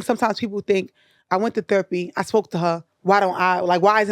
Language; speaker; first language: English; native; English